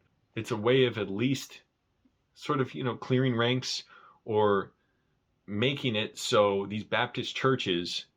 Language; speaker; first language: English; native; English